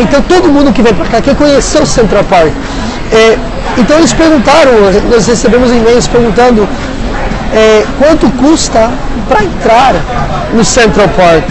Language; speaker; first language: Portuguese; non-native, fluent; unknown